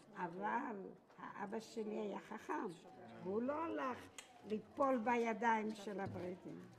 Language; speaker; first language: Hebrew; native; Hebrew